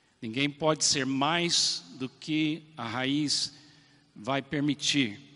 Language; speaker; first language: Portuguese; non-native, fluent; English